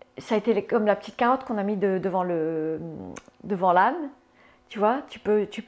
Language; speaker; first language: French; early bilingual, other home language; English